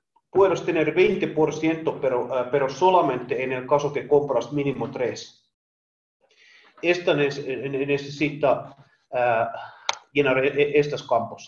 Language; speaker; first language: Spanish; non-native, learner; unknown